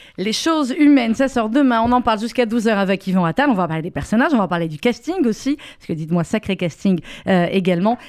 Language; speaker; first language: French; native; French